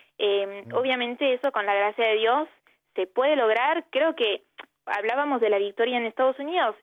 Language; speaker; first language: Spanish; early bilingual, heritage; Spanish